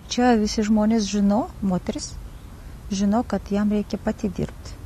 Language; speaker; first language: Lithuanian; non-native, learner; Kazakh